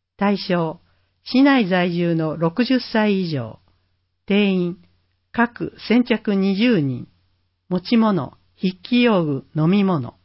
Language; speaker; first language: Japanese; native; Japanese